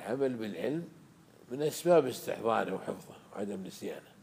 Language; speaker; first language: Arabic; native; Arabic